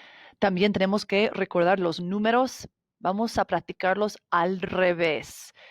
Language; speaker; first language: Spanish; non-native, fluent; English